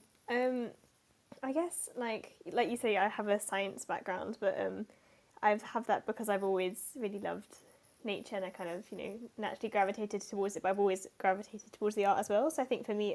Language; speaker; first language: English; native; English